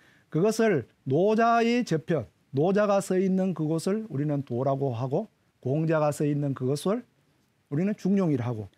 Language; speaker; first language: Korean; native; Korean